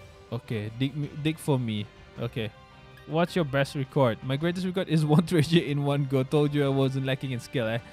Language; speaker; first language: English; non-native, local second language; Malay